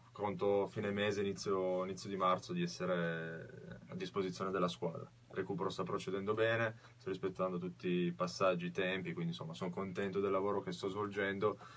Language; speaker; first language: Italian; native; Italian